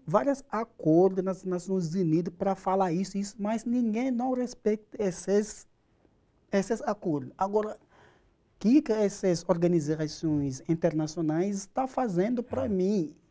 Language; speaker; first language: Portuguese; non-native, learner; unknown